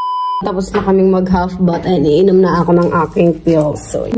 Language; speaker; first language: Filipino; native; Filipino